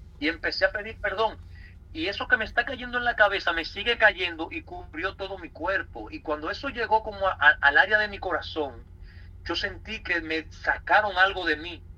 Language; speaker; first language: Spanish; native; Spanish